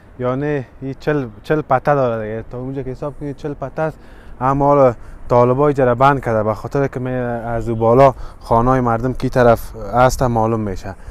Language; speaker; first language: Persian; native; Persian